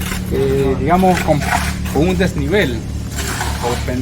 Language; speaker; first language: Spanish; native; Spanish